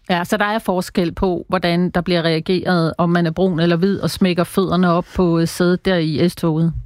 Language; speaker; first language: Danish; native; Danish